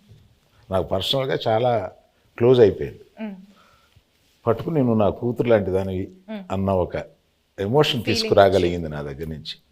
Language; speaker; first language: Telugu; native; Telugu